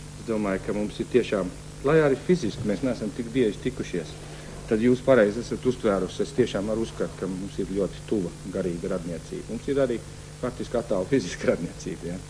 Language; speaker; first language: Latvian; early bilingual, heritage; Latvian